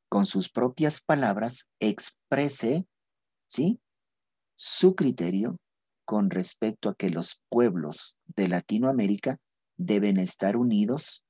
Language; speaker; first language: Spanish; native; Spanish